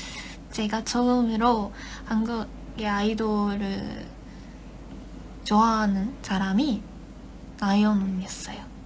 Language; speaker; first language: Korean; non-native, learner; Japanese